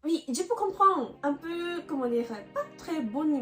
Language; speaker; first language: French; non-native, learner; Japanese